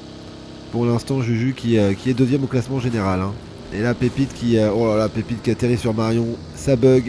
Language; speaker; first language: French; native; French